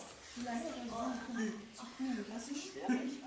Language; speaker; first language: German; non-native, fluent; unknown